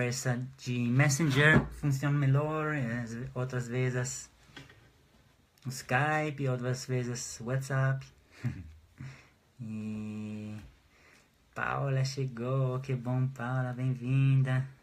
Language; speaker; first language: Portuguese; non-native, fluent; Hebrew